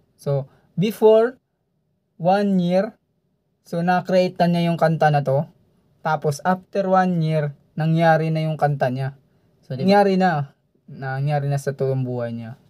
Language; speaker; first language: Filipino; non-native, local second language; Cebuano